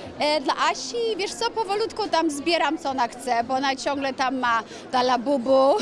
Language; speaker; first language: Polish; early bilingual, heritage; Polish